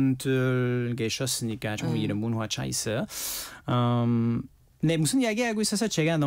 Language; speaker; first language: Korean; non-native, learner; French